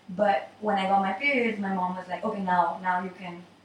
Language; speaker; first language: English; non-native, local second language; Urdu